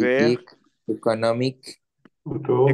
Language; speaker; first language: French; non-native, learner; Spanish